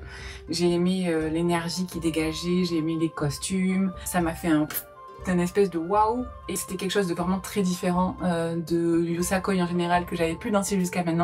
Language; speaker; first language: French; native; French